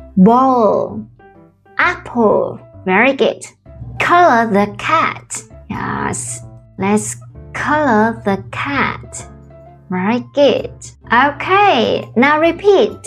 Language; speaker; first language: English; non-native, fluent; Vietnamese